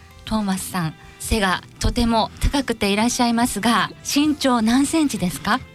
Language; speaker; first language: Japanese; native; Japanese